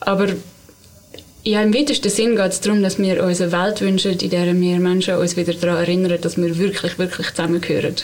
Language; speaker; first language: German; native; German